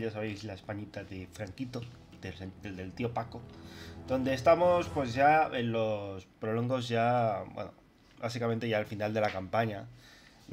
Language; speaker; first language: Spanish; native; Spanish